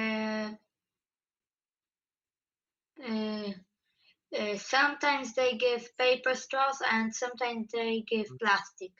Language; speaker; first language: English; non-native, fluent; Polish